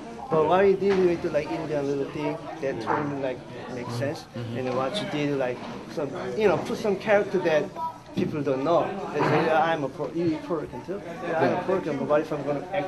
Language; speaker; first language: English; non-native, learner; Korean